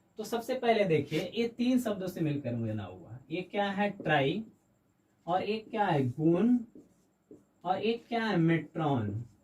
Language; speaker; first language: Hindi; native; Hindi